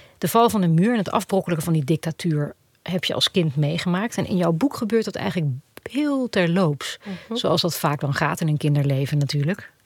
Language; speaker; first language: Dutch; native; Dutch